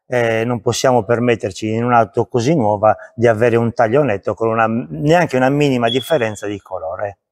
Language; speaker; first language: Italian; native; Italian